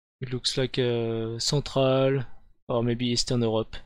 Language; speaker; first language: English; non-native, learner; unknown